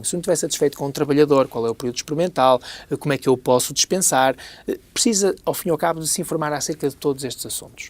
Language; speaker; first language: Portuguese; native; Portuguese